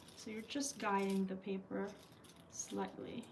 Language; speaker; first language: English; early bilingual, other home language; Albanian